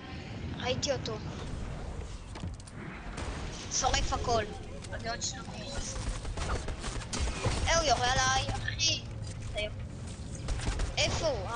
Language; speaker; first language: Hebrew; native; Hebrew